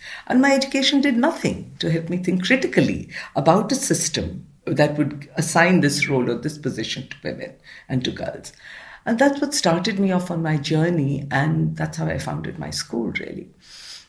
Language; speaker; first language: English; non-native, local second language; Marathi